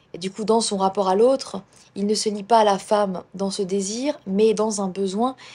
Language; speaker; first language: French; native; French